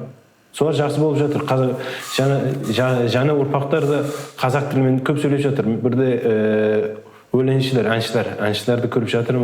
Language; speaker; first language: Kazakh; early bilingual, heritage; Kazakh